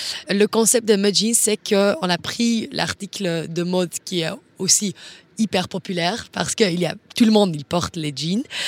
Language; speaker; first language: French; non-native, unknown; Dutch